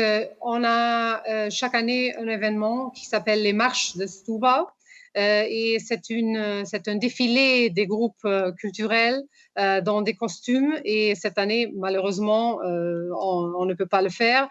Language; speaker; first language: French; non-native, fluent; Portuguese